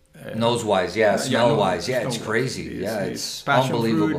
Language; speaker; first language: English; non-native, fluent; Spanish